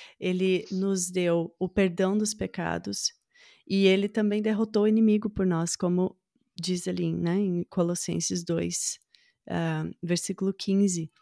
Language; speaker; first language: Portuguese; native; Portuguese